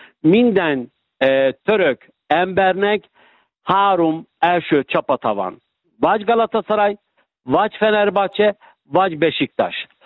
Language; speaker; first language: Hungarian; non-native, fluent; Turkish